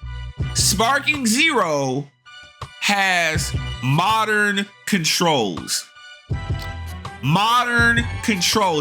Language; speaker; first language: English; native; English